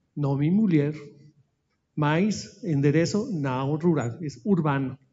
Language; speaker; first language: Portuguese; non-native, learner; Spanish